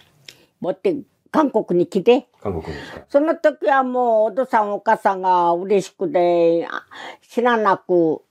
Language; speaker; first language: Japanese; non-native, learner; Korean